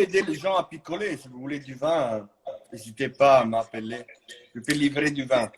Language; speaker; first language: French; non-native, fluent; Italian